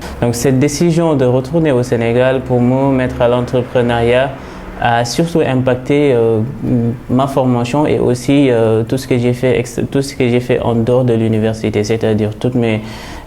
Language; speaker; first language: French; non-native, local second language; Wolof